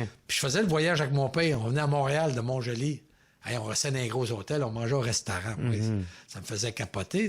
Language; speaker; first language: French; native; French